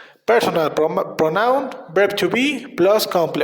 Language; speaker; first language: English; non-native, learner; Spanish